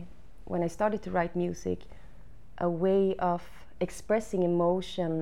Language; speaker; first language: English; non-native, fluent; Swedish